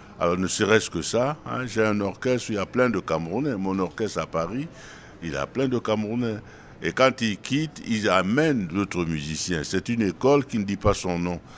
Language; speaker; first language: French; non-native, local second language; Duala